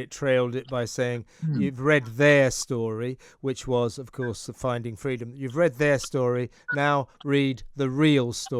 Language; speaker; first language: English; native; English